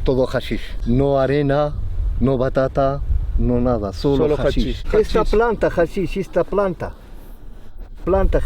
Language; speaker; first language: Spanish; non-native, learner; Arabic